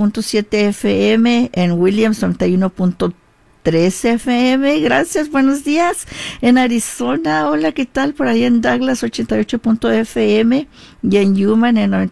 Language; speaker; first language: Spanish; early bilingual, heritage; Spanish